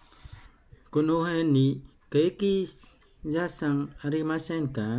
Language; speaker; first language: Japanese; non-native, learner; Vietnamese